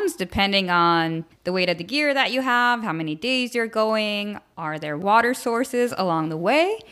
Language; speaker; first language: English; native; English